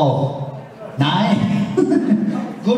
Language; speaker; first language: German; non-native, learner; Turkish